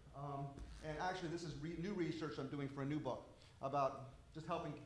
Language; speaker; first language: English; native; English